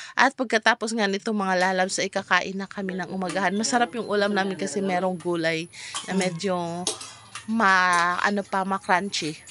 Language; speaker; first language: Filipino; non-native, local second language; Cebuano